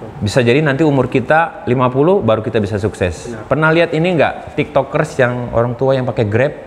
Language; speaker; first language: Indonesian; native; Indonesian